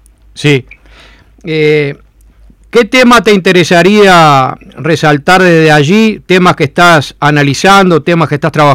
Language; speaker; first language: Spanish; native; Spanish